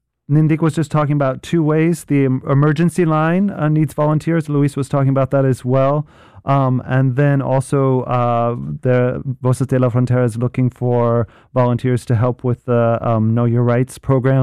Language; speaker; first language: English; native; English